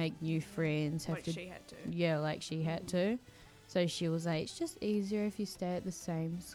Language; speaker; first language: English; native; English